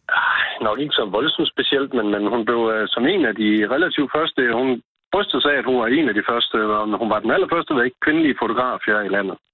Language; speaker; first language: Danish; native; Danish